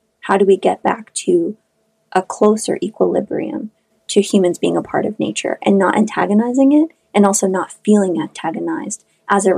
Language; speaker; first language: English; non-native, fluent; Shughni